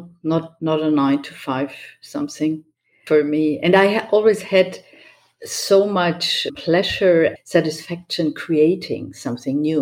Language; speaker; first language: English; non-native, fluent; German